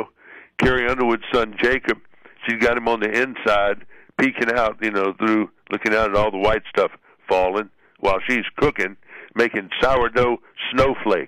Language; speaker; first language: English; native; English